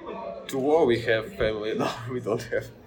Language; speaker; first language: English; non-native, learner; Ukrainian